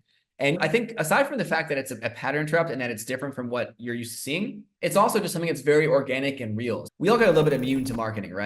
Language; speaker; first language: English; native; English